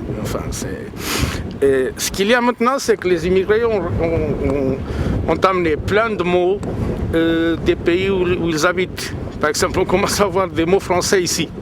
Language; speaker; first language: French; non-native, fluent; Portuguese